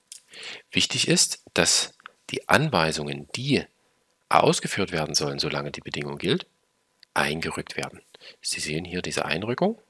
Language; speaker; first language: German; native; German